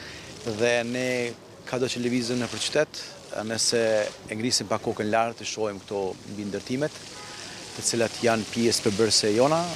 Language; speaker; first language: Albanian; native; Albanian